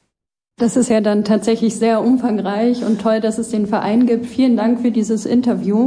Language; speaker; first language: German; native; German